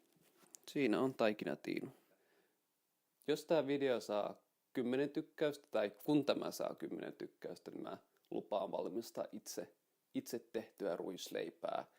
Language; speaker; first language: Finnish; native; Finnish